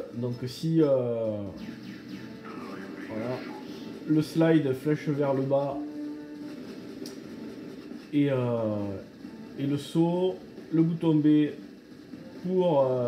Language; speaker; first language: French; native; French